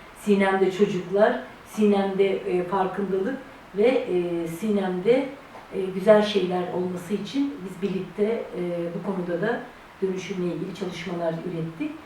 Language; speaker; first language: Turkish; native; Turkish